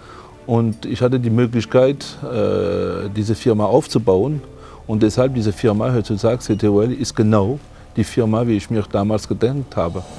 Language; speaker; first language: German; non-native, fluent; French